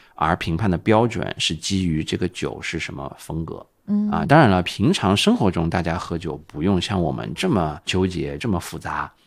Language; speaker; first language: Chinese; native; Chinese